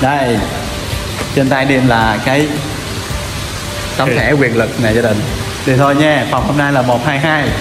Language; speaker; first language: Vietnamese; native; Vietnamese